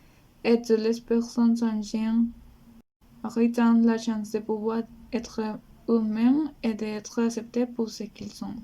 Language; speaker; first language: French; non-native, learner; Spanish